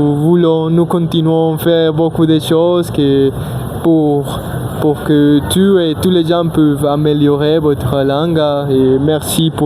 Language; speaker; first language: French; non-native, learner; Spanish